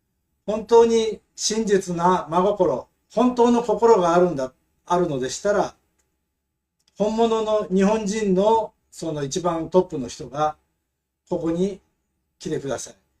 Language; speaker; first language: Japanese; non-native, fluent; Filipino